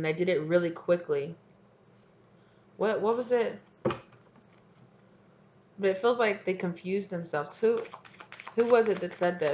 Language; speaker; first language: English; native; English